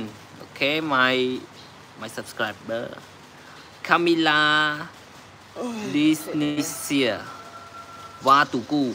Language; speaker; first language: English; non-native, learner; Khmer